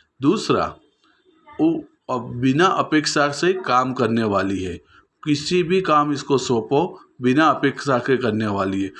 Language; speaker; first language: Hindi; non-native, local second language; Gujarati